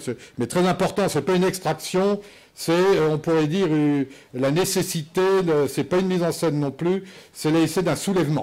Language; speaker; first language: French; native; French